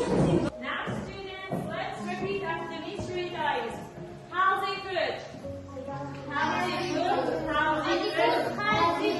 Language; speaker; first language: English; non-native, fluent; Uzbek